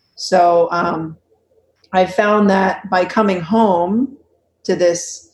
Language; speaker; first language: English; native; English